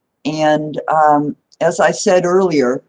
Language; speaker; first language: English; native; English